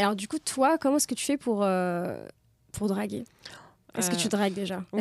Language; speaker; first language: French; native; French